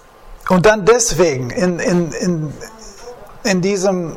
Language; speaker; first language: German; non-native, fluent; English